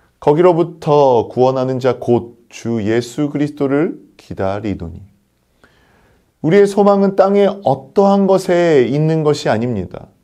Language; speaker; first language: Korean; native; Korean